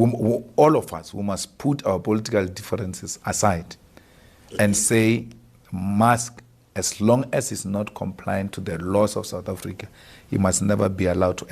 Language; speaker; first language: English; non-native, local second language; Northern Sotho